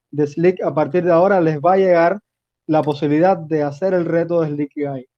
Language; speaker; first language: Spanish; native; Spanish